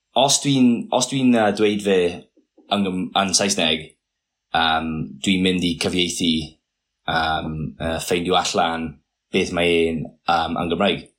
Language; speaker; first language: Welsh; non-native, local second language; English